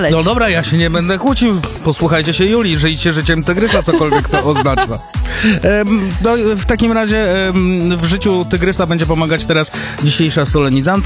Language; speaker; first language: Polish; native; Polish